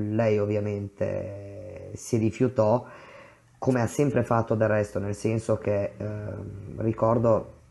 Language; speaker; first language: Italian; non-native, fluent; Romanian